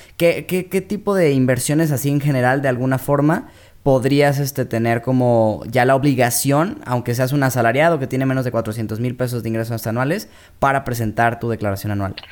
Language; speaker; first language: Spanish; native; Spanish